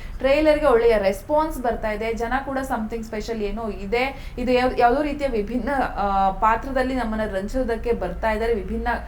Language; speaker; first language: Kannada; native; Kannada